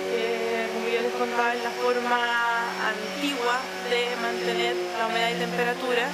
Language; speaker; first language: Spanish; native; Spanish